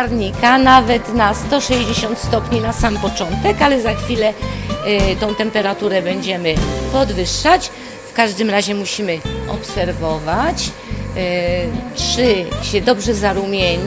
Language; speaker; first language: Polish; non-native, fluent; Italian